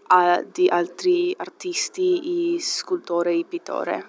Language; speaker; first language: Italian; non-native, learner; English